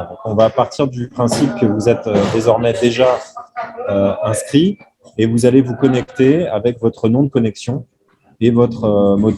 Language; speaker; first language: French; native; French